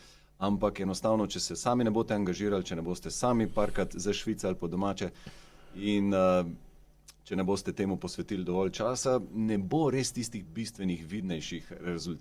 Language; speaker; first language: Slovenian; native; Slovenian